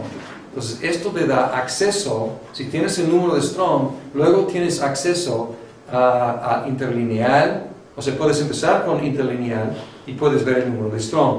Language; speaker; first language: Spanish; non-native, fluent; English